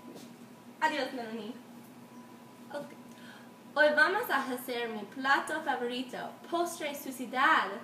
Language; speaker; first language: Spanish; non-native, learner; English